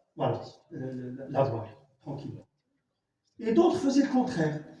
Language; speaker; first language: French; non-native, local second language; Arabic